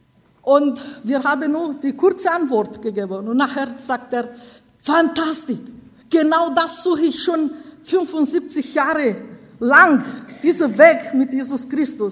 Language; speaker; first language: German; non-native, learner; Romanian